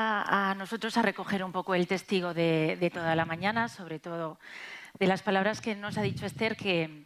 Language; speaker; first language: Spanish; native; Spanish